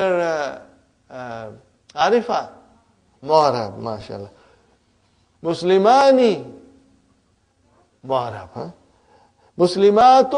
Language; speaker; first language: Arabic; non-native, fluent; Urdu